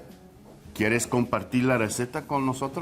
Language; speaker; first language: Spanish; non-native, fluent; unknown